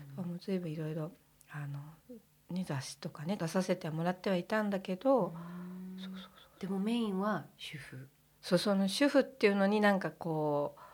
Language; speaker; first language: Japanese; native; Japanese